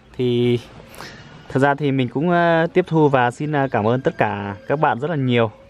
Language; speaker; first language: Vietnamese; non-native, local second language; Iu Mien